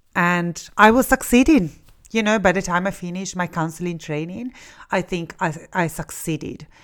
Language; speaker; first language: English; non-native, fluent; Italian